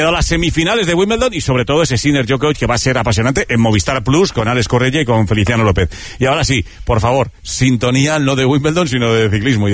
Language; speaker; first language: Spanish; native; Spanish